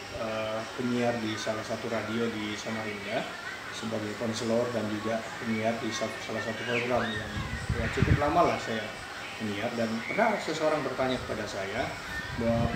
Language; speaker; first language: Indonesian; native; Indonesian